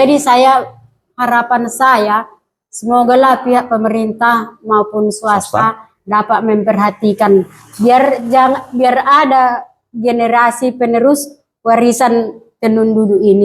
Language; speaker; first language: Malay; non-native, local second language; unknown